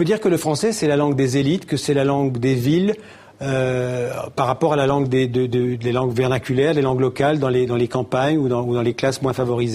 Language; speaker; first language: French; native; French